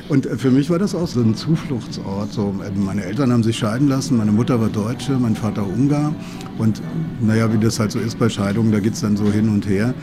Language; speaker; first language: German; native; German